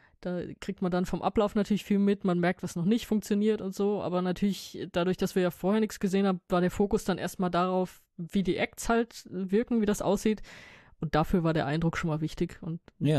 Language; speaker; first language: German; native; German